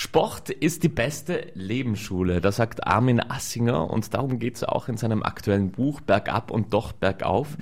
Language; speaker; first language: German; native; German